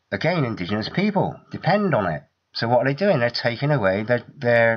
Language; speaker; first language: English; native; English